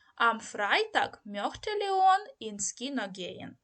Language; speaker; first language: German; non-native, learner; Ukrainian